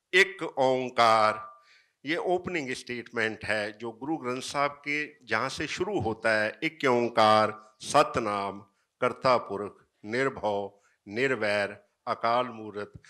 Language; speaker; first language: Hindi; native; Hindi